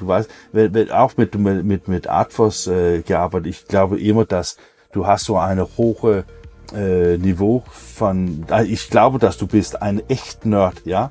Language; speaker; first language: German; non-native, learner; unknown